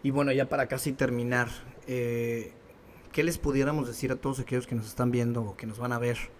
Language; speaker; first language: Spanish; native; Spanish